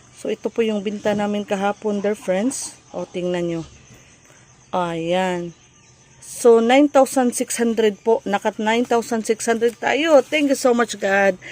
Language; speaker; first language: Filipino; non-native, local second language; Cebuano